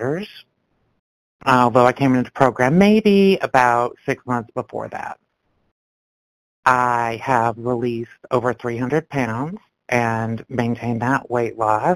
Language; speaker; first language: English; native; English